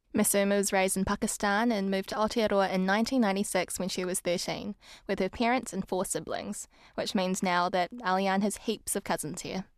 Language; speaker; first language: English; early bilingual, other home language; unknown